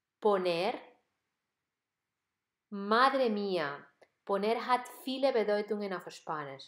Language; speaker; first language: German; non-native, fluent; Spanish